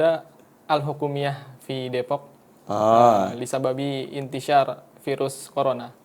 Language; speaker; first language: Arabic; non-native, learner; Indonesian